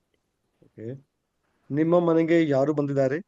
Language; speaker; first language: Kannada; non-native, learner; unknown